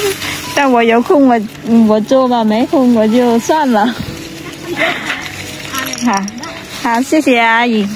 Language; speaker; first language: Chinese; non-native, learner; Vietnamese